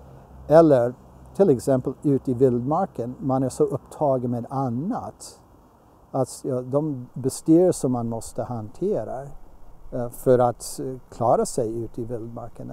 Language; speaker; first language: Swedish; non-native, fluent; English